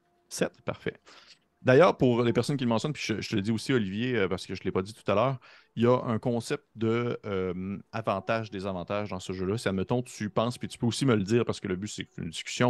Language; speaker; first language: French; native; French